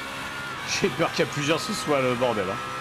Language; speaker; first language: French; native; French